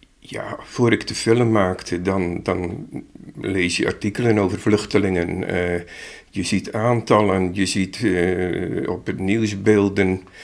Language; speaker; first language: Dutch; native; Dutch